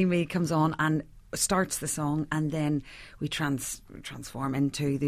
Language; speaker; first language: English; native; English